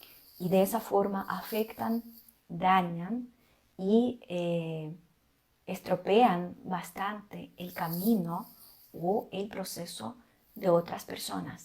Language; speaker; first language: Spanish; non-native, fluent; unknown